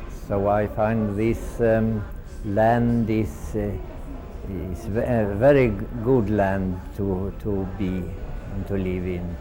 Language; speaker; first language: English; non-native, fluent; Swedish